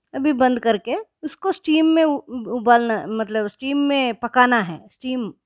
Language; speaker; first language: Hindi; non-native, local second language; Kannada